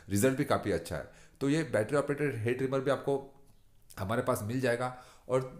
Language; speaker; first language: Hindi; non-native, local second language; Marathi